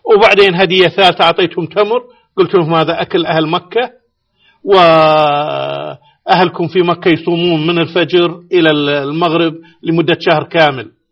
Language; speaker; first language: Arabic; native; Arabic